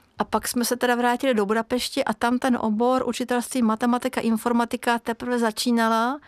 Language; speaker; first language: Czech; non-native, fluent; Hungarian